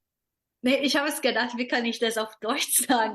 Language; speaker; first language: German; non-native, fluent; Portuguese